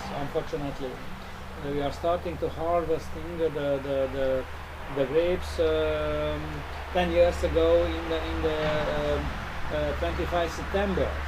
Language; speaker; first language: English; non-native, learner; Romanian